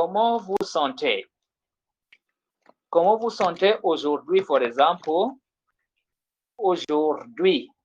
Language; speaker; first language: French; non-native, fluent; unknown